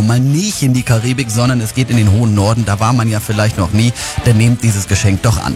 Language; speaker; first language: German; native; German